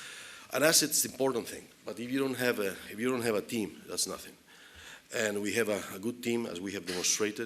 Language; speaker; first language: English; non-native, fluent; Spanish